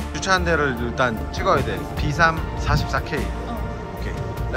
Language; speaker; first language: Korean; native; Korean